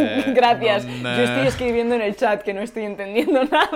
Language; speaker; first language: Italian; non-native, learner; Spanish